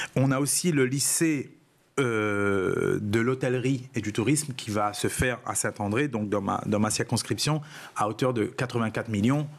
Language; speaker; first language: French; non-native, local second language; Réunion Creole French